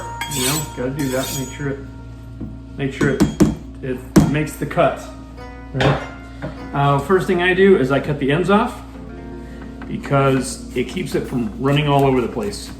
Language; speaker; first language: English; native; English